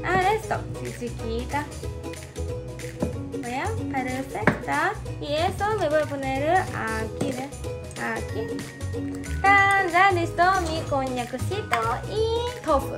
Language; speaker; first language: Spanish; non-native, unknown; Japanese